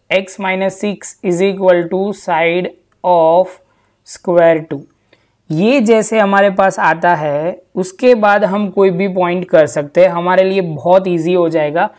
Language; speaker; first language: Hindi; non-native, local second language; Gujarati